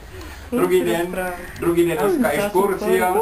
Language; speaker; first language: Bulgarian; non-native, learner; Finnish